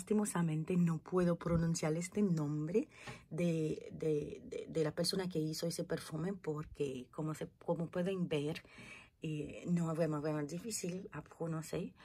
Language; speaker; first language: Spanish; non-native, fluent; Haitian Creole